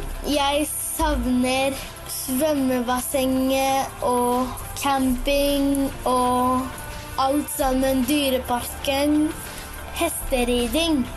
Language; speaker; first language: Norwegian; early bilingual, heritage; Japanese